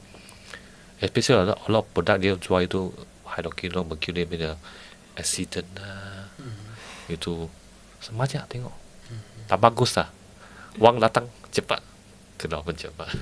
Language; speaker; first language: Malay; non-native, local second language; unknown